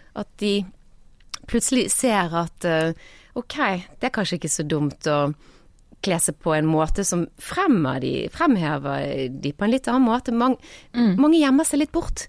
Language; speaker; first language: Norwegian; native; Norwegian